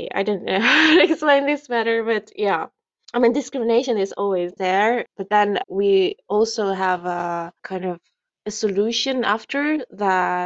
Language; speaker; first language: English; non-native, fluent; Indonesian